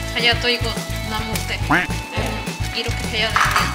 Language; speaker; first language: Korean; non-native, learner; Spanish